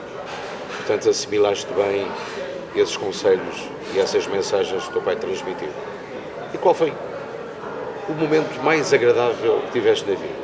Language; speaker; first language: Portuguese; native; Portuguese